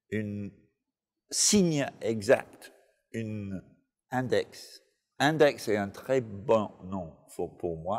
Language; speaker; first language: French; non-native, fluent; English